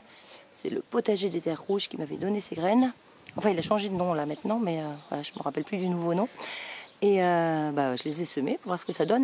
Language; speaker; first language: French; native; French